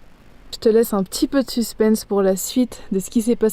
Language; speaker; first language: French; native; French